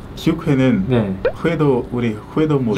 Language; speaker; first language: Korean; non-native, learner; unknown